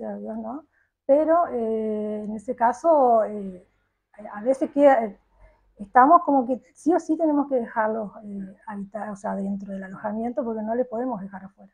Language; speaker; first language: Spanish; native; Spanish